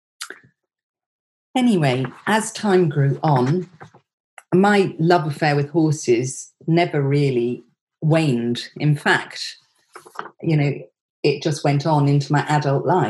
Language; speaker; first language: English; native; English